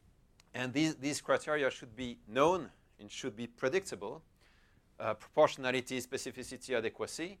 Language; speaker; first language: English; non-native, fluent; French